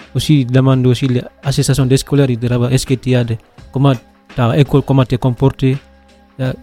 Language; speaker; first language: French; non-native, local second language; Fula